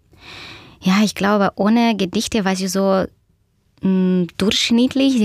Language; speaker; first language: German; non-native, fluent; Russian